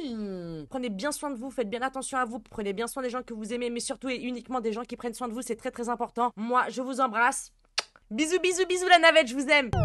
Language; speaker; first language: French; native; French